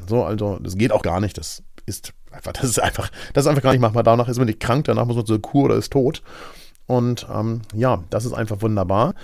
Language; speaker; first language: German; native; German